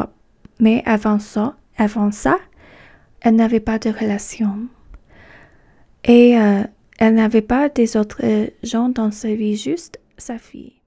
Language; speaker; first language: French; non-native, fluent; English